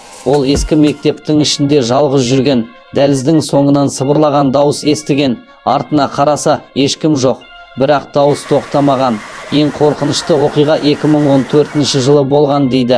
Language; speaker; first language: Kazakh; native; Kazakh